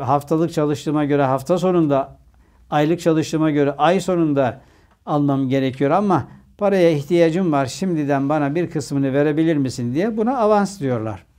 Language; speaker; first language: Turkish; native; Turkish